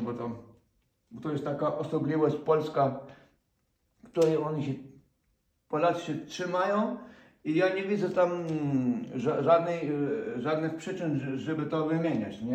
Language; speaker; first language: Polish; non-native, fluent; Ukrainian